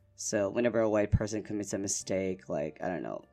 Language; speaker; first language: English; non-native, local second language; Filipino